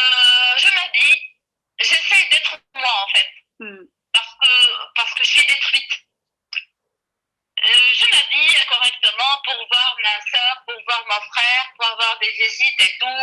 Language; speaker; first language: French; non-native, local second language; Arabic